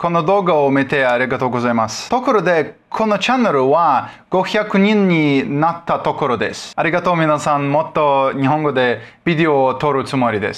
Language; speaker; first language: Japanese; non-native, learner; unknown